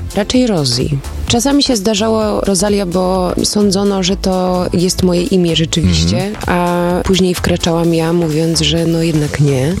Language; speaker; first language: Polish; early bilingual, heritage; Polish